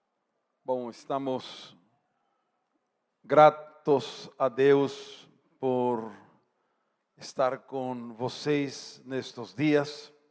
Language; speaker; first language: Portuguese; non-native, fluent; Spanish